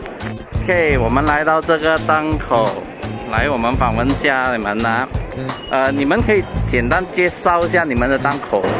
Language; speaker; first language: Chinese; non-native, local second language; Cantonese